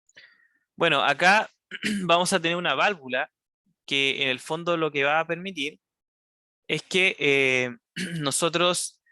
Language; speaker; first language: Spanish; native; Spanish